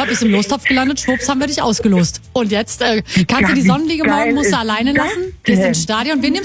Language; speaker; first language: German; native; German